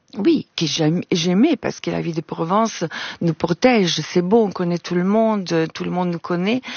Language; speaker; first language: French; non-native, fluent; Italian